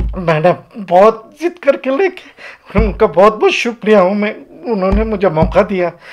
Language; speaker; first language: Hindi; non-native, local second language; Urdu